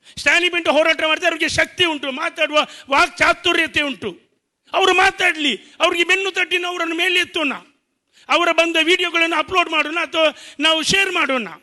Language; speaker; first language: Kannada; non-native, local second language; Konkani